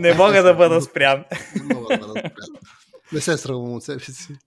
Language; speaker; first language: Bulgarian; native; Bulgarian